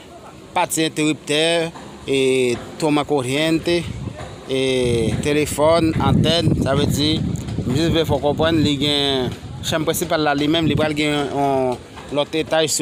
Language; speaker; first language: French; non-native, learner; Haitian Creole